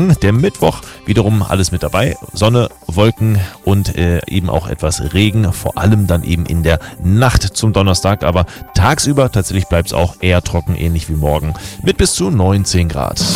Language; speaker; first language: German; native; German